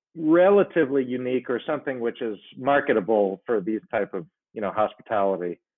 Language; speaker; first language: English; native; English